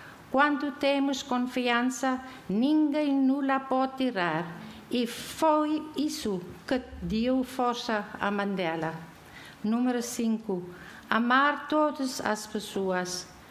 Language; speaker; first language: Portuguese; non-native, fluent; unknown